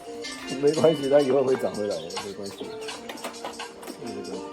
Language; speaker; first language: Chinese; native; Chinese